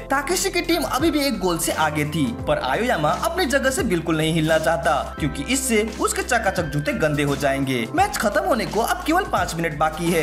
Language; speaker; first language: Hindi; native; Hindi